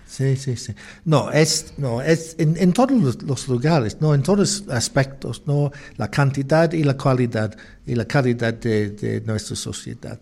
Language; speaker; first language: Spanish; non-native, learner; English